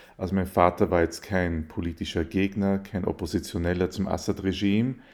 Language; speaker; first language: German; early bilingual, other home language; Arabic